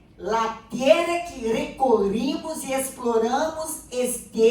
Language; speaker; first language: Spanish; non-native, learner; Portuguese